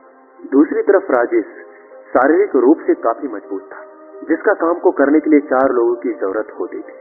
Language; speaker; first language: Hindi; native; Hindi